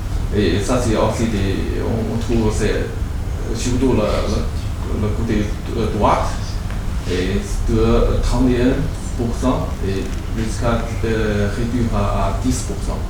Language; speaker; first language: French; non-native, learner; Chinese